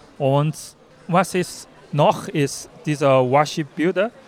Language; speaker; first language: German; non-native, learner; Chinese